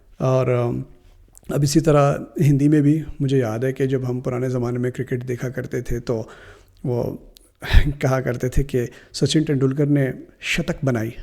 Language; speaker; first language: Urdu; native; Urdu